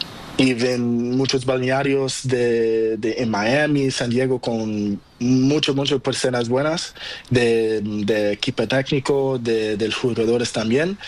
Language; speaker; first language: Spanish; non-native, learner; Portuguese